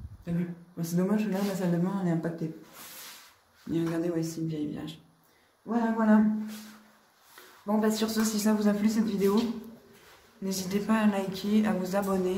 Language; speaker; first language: French; native; French